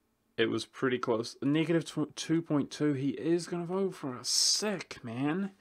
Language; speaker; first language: English; native; English